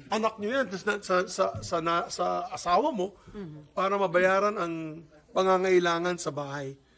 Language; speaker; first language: Filipino; non-native, local second language; Cebuano